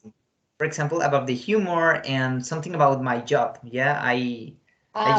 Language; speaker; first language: English; non-native, fluent; Spanish